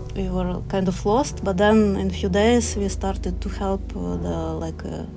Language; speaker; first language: English; non-native, fluent; Ukrainian